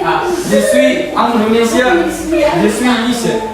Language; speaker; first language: French; non-native, learner; Indonesian